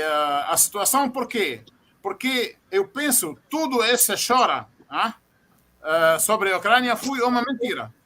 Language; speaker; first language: Portuguese; non-native, fluent; Arabic